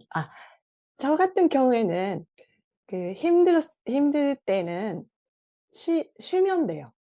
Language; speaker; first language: Korean; non-native, fluent; Japanese